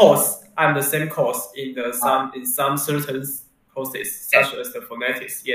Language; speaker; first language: English; non-native, learner; Chinese